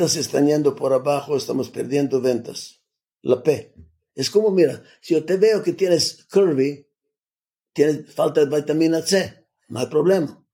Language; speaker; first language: Spanish; non-native, fluent; Macedonian